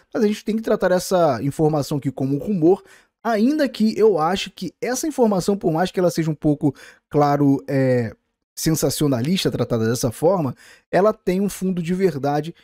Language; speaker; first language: Portuguese; native; Portuguese